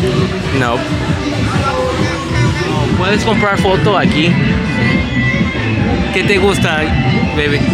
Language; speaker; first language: Spanish; non-native, learner; Korean